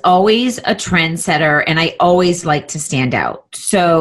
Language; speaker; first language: English; native; English